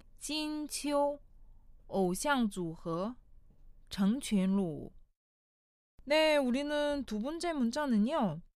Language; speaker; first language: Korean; non-native, fluent; Chinese